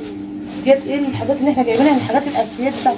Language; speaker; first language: Arabic; native; Arabic